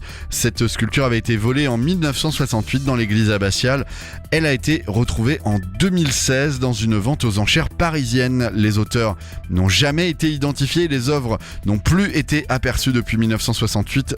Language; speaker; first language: French; native; French